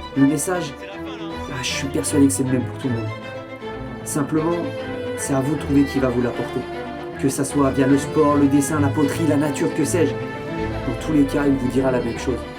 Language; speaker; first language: French; native; French